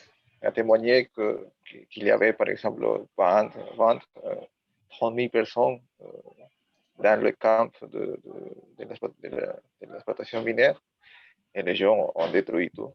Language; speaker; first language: French; non-native, learner; Spanish